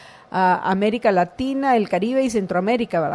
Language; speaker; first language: Spanish; native; Spanish